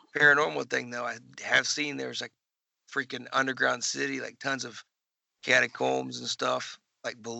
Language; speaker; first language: English; native; English